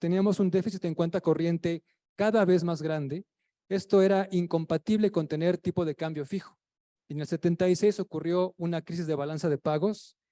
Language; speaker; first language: Spanish; native; Spanish